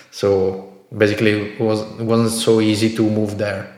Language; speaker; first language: English; non-native, fluent; Italian